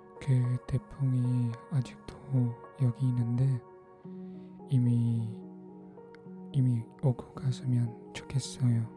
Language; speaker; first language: Korean; non-native, learner; Filipino